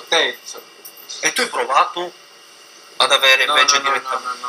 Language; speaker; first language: Italian; native; Italian